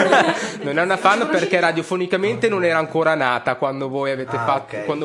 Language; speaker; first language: Italian; native; Italian